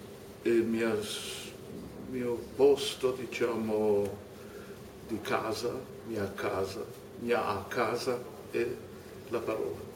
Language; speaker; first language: Italian; non-native, fluent; German